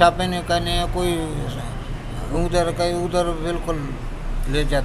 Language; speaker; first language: Hindi; non-native, local second language; Baluchi